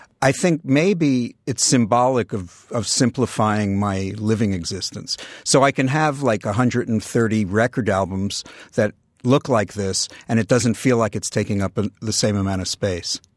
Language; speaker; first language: English; native; English